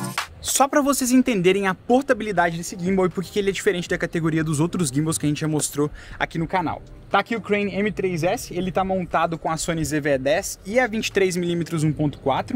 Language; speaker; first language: Portuguese; native; Portuguese